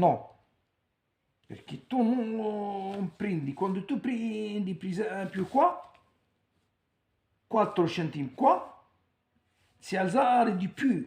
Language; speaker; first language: Italian; non-native, learner; Arabic